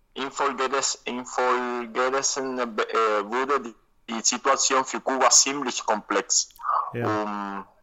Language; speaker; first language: German; non-native, learner; Spanish